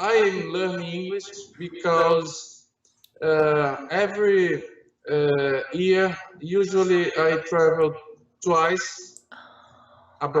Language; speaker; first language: English; non-native, learner; Portuguese